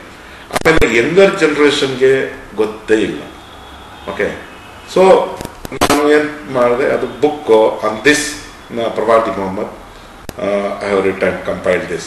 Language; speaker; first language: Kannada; non-native, local second language; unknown